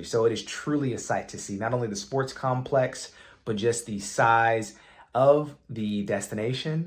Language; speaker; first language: English; native; English